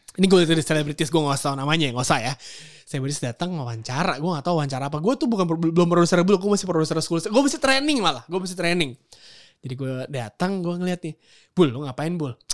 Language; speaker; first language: Indonesian; native; Indonesian